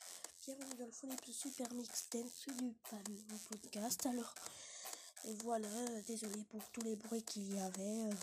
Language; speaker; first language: French; native; French